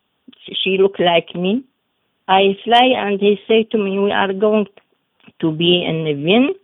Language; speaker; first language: English; non-native, learner; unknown